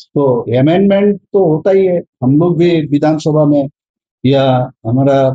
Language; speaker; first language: Hindi; non-native, local second language; Bangla